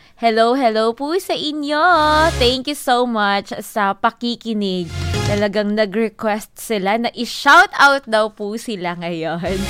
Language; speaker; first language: Filipino; non-native, local second language; Hiligaynon